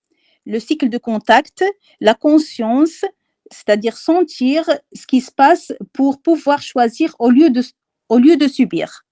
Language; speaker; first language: French; non-native, local second language; Arabic